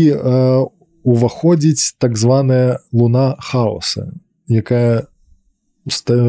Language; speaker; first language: Belarusian; non-native, local second language; Russian